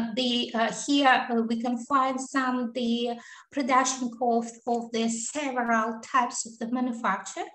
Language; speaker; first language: English; non-native, learner; Kazakh